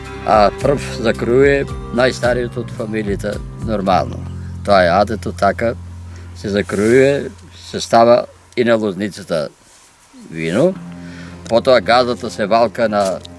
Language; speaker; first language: Macedonian; native; Macedonian